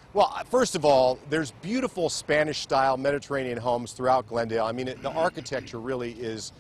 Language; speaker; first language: English; native; English